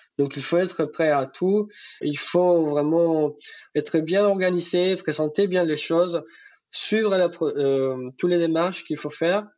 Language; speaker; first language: French; non-native, fluent; Spanish